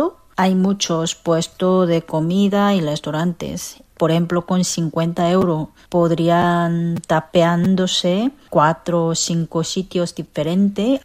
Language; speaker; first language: Spanish; non-native, learner; Korean